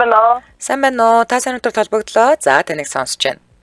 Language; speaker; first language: Mongolian; native; Mongolian